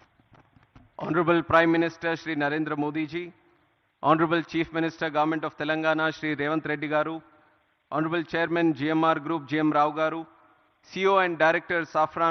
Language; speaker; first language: English; non-native, local second language; Telugu